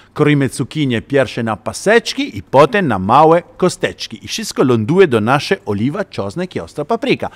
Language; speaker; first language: Polish; non-native, learner; Italian